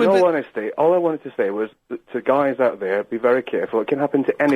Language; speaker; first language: English; native; English